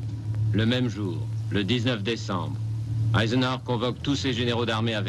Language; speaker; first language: French; native; French